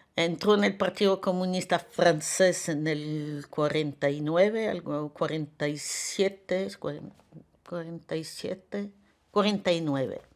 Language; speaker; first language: Spanish; early bilingual, heritage; Spanish